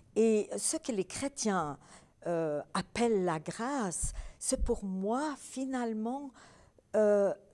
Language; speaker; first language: French; early bilingual, other home language; Polish